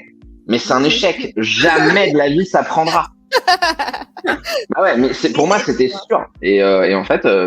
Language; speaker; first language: French; native; French